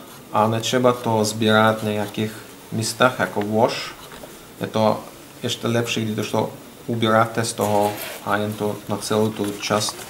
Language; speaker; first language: Czech; non-native, learner; Russian